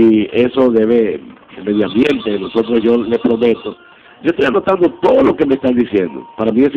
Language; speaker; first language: Spanish; native; Spanish